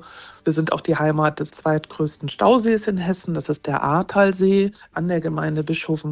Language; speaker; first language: German; native; German